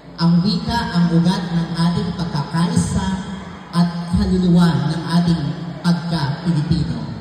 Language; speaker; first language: Filipino; non-native, local second language; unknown